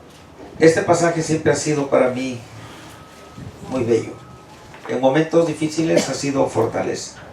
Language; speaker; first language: Spanish; native; Spanish